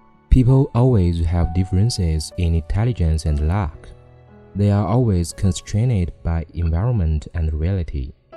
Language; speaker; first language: English; non-native, fluent; Chinese